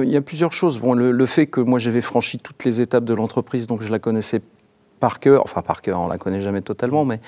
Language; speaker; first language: French; native; French